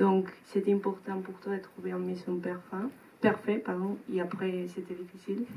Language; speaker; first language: French; non-native, learner; Spanish